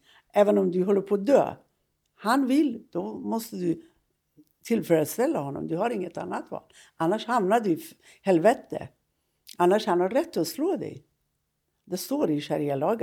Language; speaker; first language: Swedish; non-native, fluent; Persian